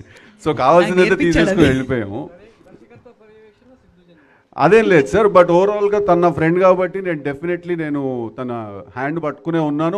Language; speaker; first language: Telugu; native; Telugu